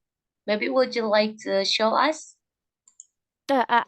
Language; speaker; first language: English; non-native, learner; Indonesian